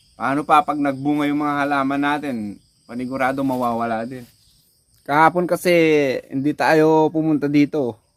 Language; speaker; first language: Filipino; non-native, local second language; Pampanga